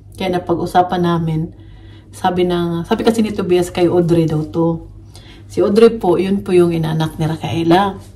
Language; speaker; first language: Filipino; non-native, local second language; Cebuano